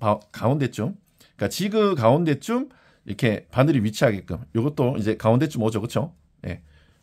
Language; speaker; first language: Korean; native; Korean